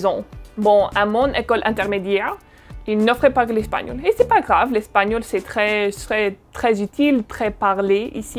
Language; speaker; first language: French; non-native, fluent; English